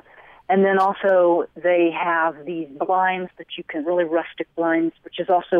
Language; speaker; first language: English; native; English